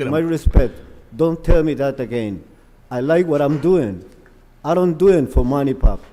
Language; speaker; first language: English; non-native, learner; Spanish